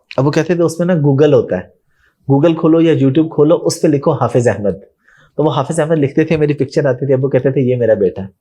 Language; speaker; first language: Urdu; non-native, local second language; Saraiki